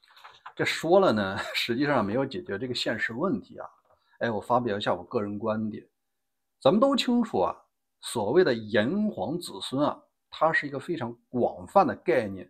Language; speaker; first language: Chinese; native; Chinese